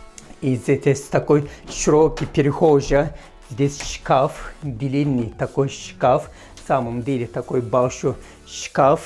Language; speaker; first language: Russian; non-native, fluent; Turkish